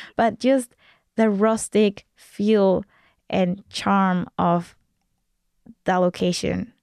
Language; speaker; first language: English; non-native, fluent; Spanish